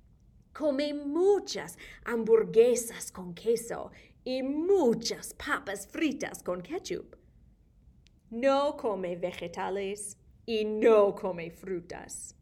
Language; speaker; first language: Spanish; non-native, fluent; English